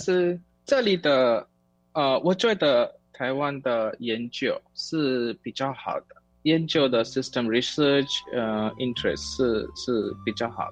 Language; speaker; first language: Chinese; non-native, learner; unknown